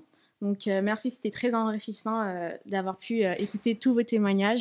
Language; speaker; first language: French; native; French